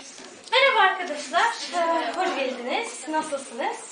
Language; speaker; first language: Turkish; non-native, fluent; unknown